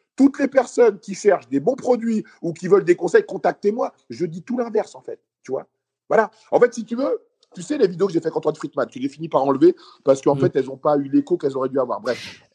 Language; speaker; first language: French; native; French